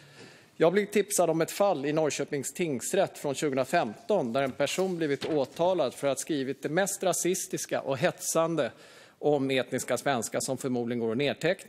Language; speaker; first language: Swedish; native; Swedish